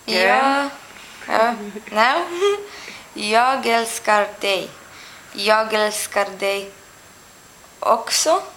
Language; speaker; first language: Swedish; non-native, learner; English